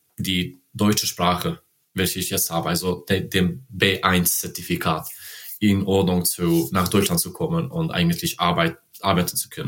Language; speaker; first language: German; non-native, learner; Serbian